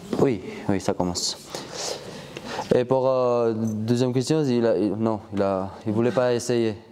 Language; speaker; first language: French; non-native, learner; Georgian